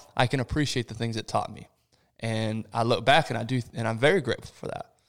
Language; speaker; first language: English; early bilingual, other home language; Portuguese